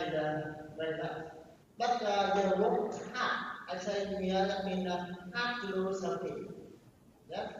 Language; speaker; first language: English; non-native, learner; Vietnamese